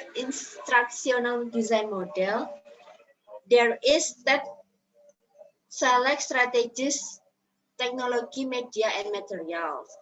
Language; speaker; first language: English; non-native, learner; Indonesian